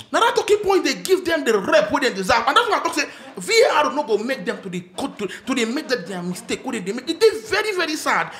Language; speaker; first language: Nigerian Pidgin; non-native, local second language; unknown